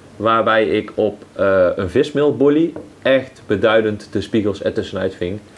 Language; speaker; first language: Dutch; native; Dutch